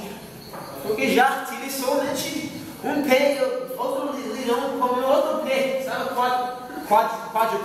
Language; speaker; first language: Portuguese; non-native, learner; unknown